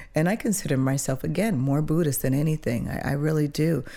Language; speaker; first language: English; early bilingual, other home language; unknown